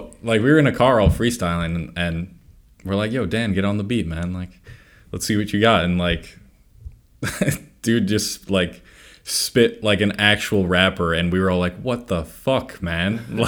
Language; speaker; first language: English; native; English